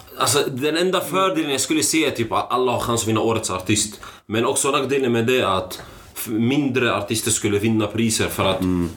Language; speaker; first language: Swedish; early bilingual, other home language; Arabic